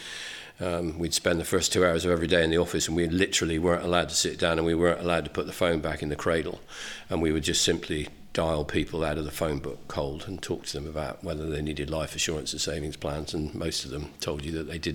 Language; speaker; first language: English; native; English